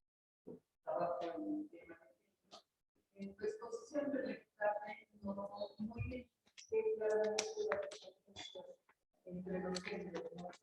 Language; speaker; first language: Spanish; non-native, learner; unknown